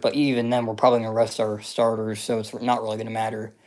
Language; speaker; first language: English; native; English